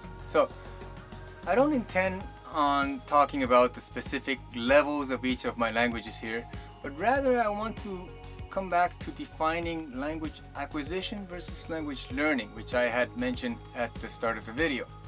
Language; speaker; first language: English; early bilingual, other home language; Chinese